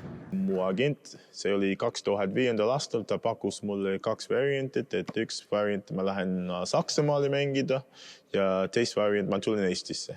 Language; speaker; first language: Estonian; non-native, fluent; English